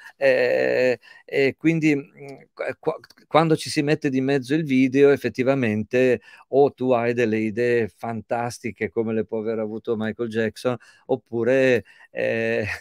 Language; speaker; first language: Italian; native; Italian